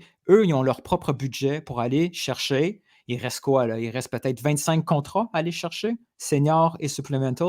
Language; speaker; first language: French; native; French